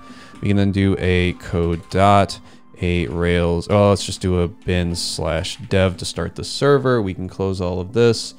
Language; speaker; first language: English; native; English